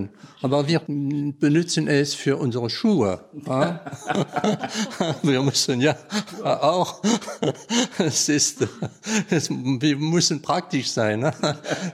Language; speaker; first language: German; non-native, learner; French